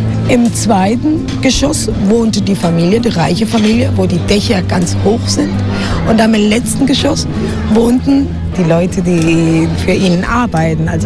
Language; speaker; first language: German; non-native, fluent; Spanish